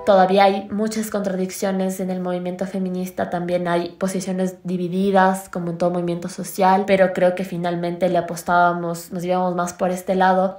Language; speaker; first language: Spanish; native; Spanish